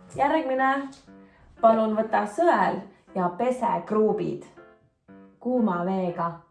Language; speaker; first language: Estonian; native; Estonian